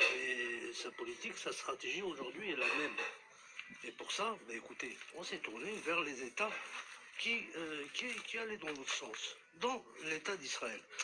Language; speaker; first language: French; non-native, local second language; Arabic